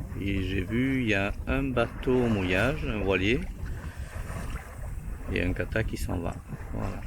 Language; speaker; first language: French; native; French